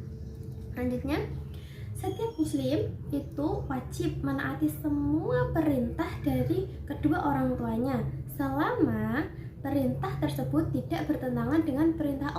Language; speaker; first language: Indonesian; native; Indonesian